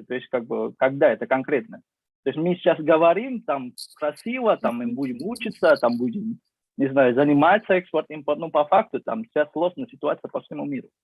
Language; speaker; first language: Russian; non-native, learner; Indonesian